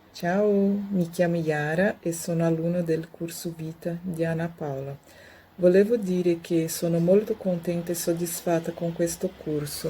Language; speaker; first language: Italian; non-native, learner; Portuguese